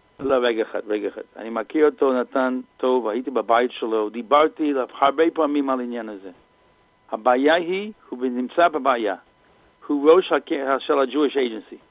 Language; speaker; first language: Hebrew; non-native, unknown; English